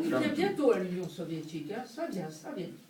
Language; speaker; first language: French; native; French